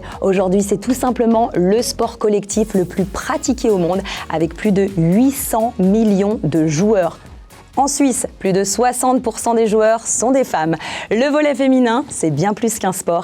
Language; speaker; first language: French; native; French